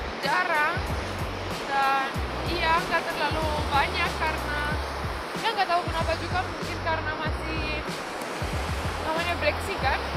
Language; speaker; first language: Indonesian; non-native, fluent; Romanian